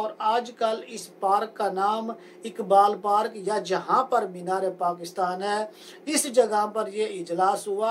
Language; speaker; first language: Urdu; native; Urdu